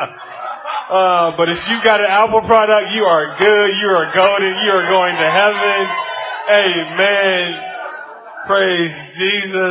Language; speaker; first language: English; native; English